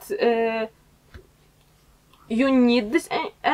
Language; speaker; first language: English; non-native, learner; Polish